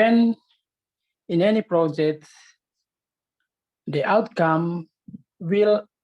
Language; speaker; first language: English; non-native, learner; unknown